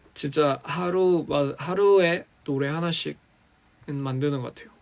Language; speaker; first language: Korean; early bilingual, other home language; English